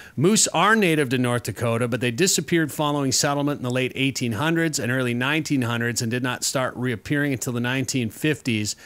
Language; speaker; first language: English; native; English